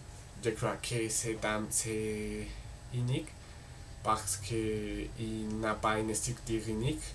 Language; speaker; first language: French; non-native, learner; Spanish